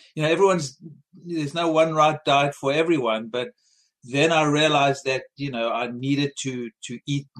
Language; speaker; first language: English; native; English